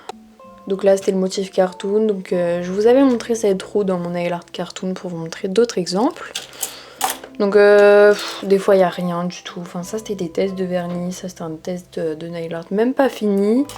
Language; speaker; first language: French; native; French